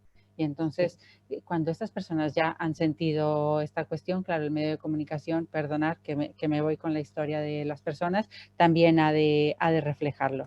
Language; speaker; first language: Spanish; native; Spanish